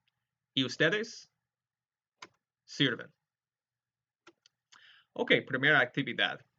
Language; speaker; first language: Spanish; non-native, fluent; English